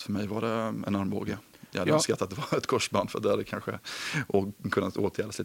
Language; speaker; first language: Swedish; native; Swedish